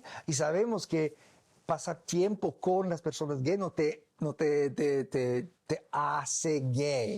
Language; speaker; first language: Spanish; non-native, learner; English